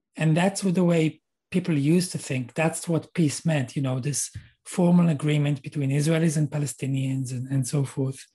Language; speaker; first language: English; non-native, fluent; Hebrew